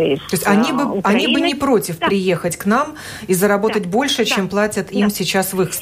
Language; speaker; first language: Russian; native; Russian